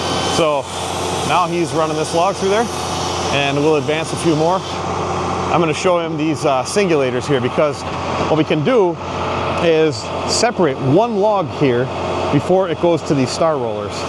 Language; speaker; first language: English; native; English